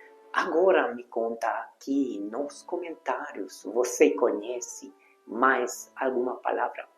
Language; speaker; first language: Portuguese; non-native, fluent; Hungarian